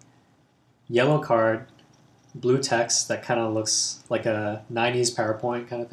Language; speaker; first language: English; non-native, local second language; Cantonese